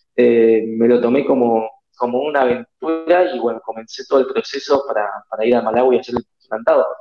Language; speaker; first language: Spanish; native; Spanish